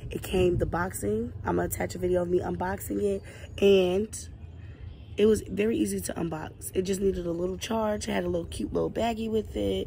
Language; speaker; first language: English; native; English